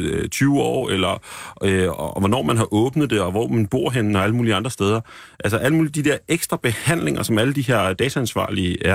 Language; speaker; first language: Danish; native; Danish